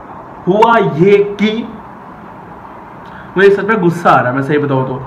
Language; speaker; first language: Hindi; native; Hindi